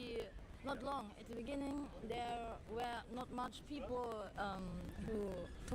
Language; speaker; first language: English; non-native, fluent; German